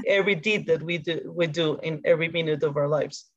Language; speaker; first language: English; non-native, fluent; Spanish